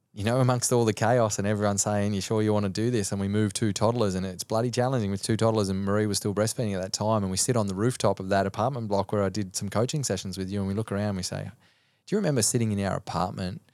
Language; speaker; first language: English; native; English